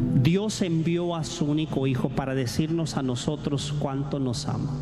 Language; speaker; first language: Spanish; native; Spanish